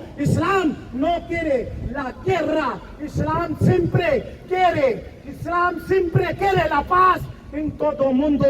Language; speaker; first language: Spanish; non-native, learner; Urdu